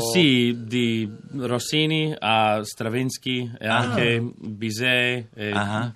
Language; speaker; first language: Italian; non-native, learner; English